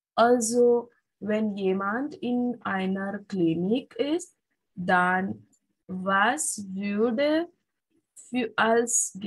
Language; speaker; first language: German; non-native, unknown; Hindi